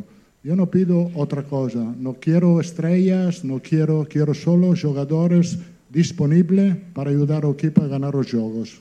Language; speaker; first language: Portuguese; non-native, learner; Italian